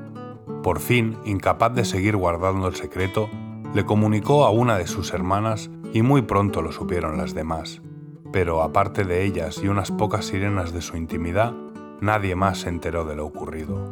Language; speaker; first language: Spanish; native; Spanish